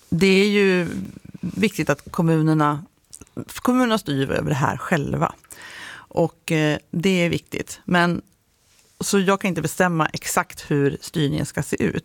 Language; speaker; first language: Swedish; native; Swedish